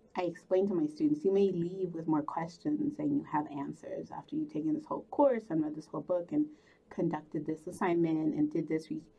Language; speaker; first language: English; early bilingual, other home language; Spanish